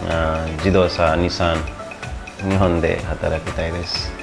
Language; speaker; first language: Japanese; non-native, learner; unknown